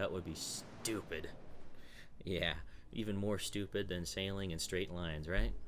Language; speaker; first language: English; native; English